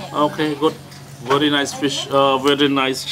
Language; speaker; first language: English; non-native, learner; Thai